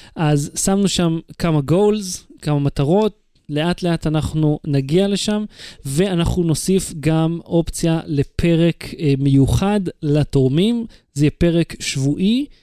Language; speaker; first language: Hebrew; native; Hebrew